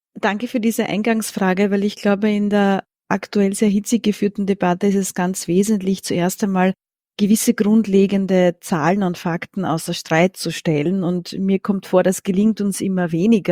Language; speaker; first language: German; native; German